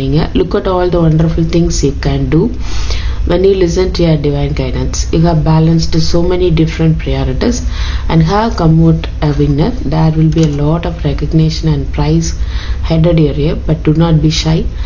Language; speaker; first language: English; non-native, local second language; Tamil